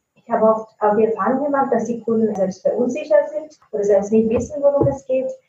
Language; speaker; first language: German; non-native, fluent; Italian